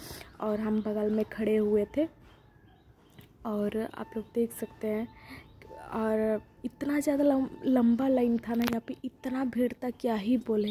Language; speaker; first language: Hindi; non-native, local second language; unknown